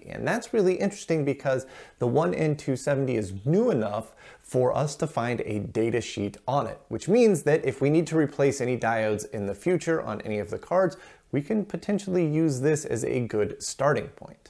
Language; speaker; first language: English; native; English